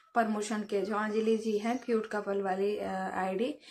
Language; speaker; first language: Hindi; native; Hindi